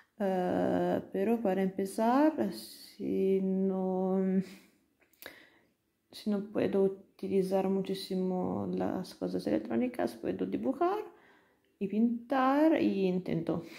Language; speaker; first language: Spanish; non-native, learner; Italian